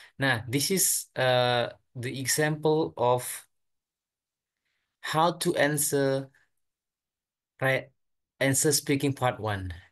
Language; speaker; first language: English; non-native, fluent; Indonesian